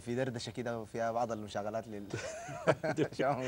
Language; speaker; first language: Arabic; native; Arabic